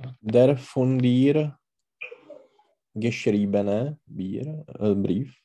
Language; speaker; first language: German; non-native, learner; Czech